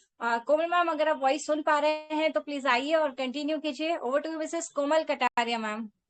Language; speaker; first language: Hindi; native; Hindi